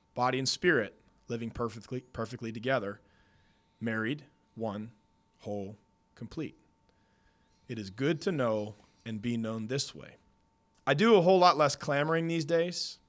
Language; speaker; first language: English; native; English